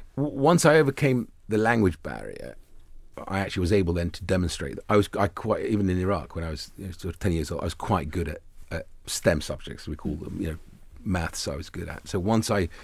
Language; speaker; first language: English; early bilingual, other home language; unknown